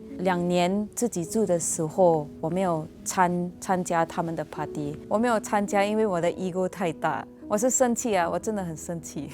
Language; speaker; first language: Chinese; non-native, local second language; English